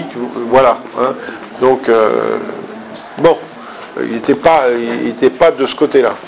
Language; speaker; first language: French; native; French